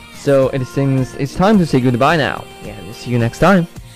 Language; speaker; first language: English; non-native, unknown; Chinese